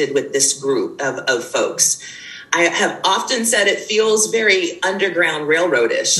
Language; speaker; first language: English; native; English